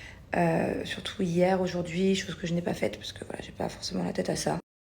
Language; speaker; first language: French; native; French